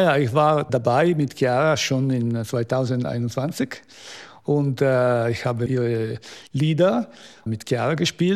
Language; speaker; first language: German; non-native, local second language; Italian